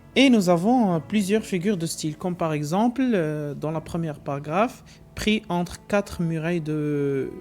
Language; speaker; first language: French; non-native, local second language; Arabic